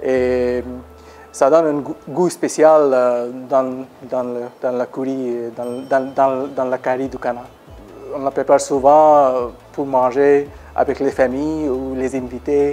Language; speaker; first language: French; non-native, learner; Bangla